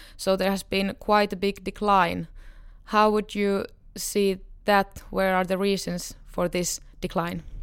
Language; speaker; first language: English; non-native, fluent; Finnish